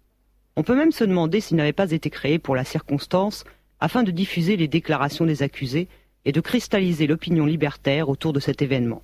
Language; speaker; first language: French; native; French